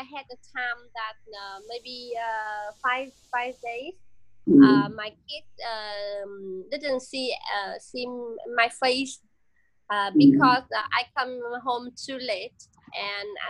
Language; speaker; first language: English; non-native, learner; Vietnamese